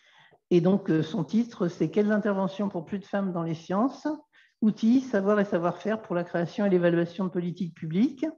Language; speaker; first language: French; native; French